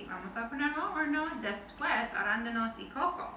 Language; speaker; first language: Spanish; non-native, learner; English